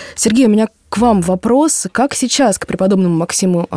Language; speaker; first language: Russian; native; Russian